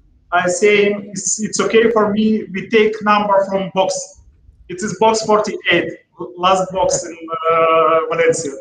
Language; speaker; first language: English; non-native, learner; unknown